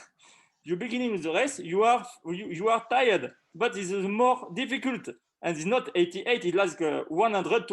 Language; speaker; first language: English; non-native, learner; French